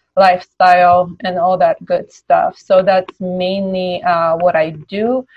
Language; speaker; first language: English; early bilingual, other home language; Polish